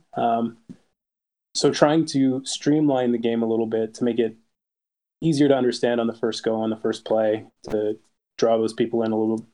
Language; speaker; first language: English; native; English